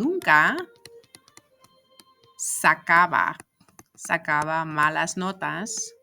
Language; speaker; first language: Spanish; non-native, fluent; English